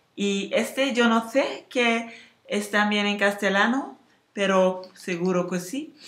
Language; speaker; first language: Spanish; non-native, learner; Dutch